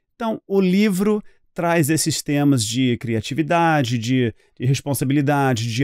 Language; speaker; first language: Portuguese; non-native, fluent; English